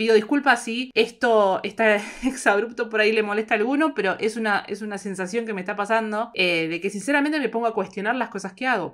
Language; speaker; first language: Spanish; native; Spanish